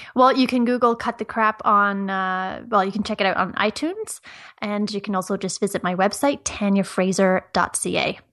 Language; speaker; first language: English; native; English